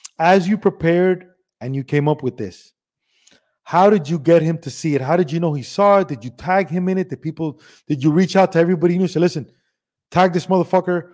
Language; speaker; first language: English; early bilingual, other home language; Spanish